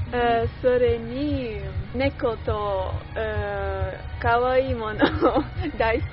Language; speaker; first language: Japanese; non-native, learner; Italian